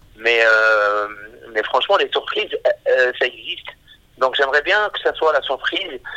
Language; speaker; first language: French; non-native, local second language; Arabic